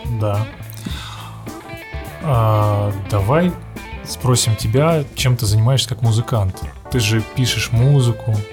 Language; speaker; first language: Russian; native; Russian